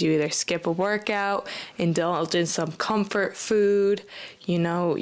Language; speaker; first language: English; native; English